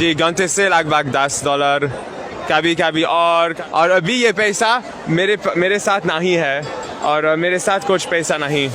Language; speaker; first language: Hindi; non-native, learner; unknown